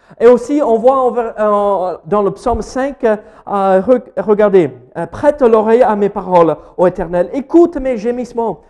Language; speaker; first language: French; non-native, fluent; English